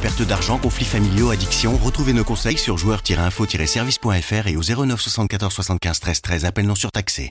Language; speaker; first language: French; native; French